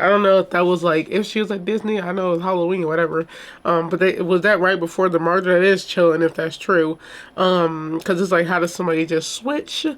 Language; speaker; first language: English; native; English